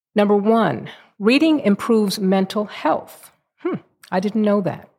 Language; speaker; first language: English; native; English